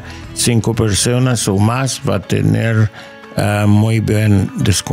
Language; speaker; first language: Spanish; non-native, learner; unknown